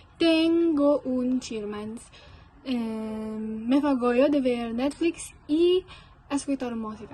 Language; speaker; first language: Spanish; non-native, learner; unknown